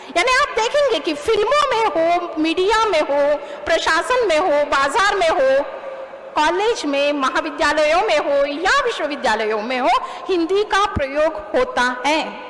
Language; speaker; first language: Hindi; non-native, local second language; Kannada